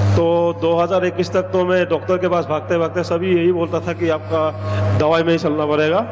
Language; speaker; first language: Hindi; non-native, local second language; Assamese